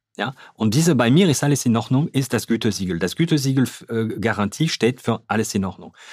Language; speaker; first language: German; non-native, fluent; French